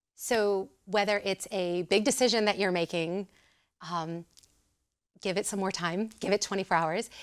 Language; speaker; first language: English; native; English